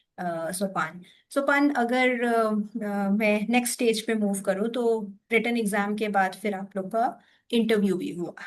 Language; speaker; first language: Hindi; native; Hindi